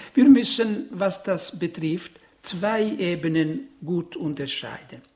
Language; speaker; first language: German; non-native, fluent; Italian